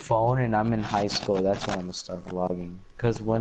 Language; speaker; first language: English; native; English